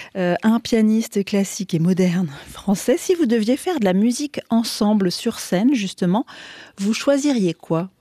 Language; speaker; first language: French; native; French